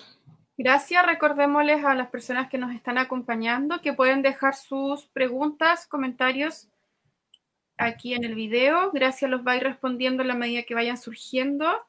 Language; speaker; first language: Spanish; native; Spanish